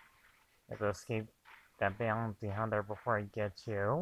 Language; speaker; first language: English; native; English